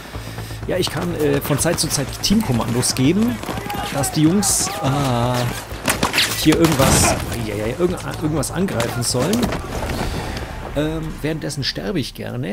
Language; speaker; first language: German; native; German